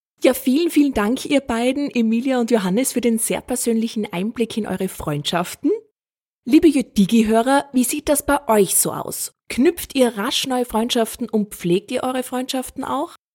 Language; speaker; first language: German; native; German